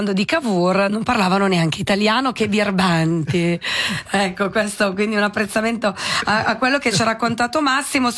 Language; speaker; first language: Italian; native; Italian